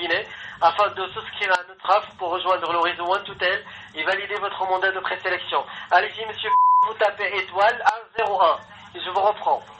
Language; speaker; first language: French; native; French